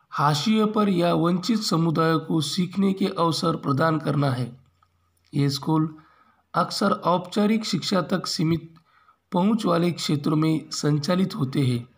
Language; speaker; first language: Hindi; non-native, local second language; Marathi